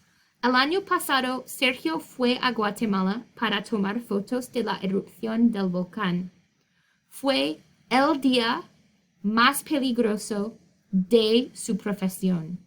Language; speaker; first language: Spanish; non-native, fluent; English